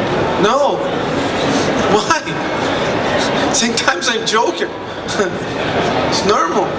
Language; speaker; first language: English; non-native, learner; Portuguese